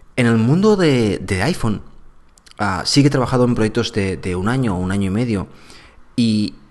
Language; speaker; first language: Spanish; native; Spanish